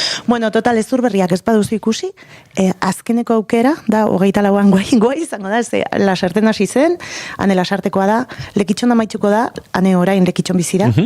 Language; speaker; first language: Basque; native; Basque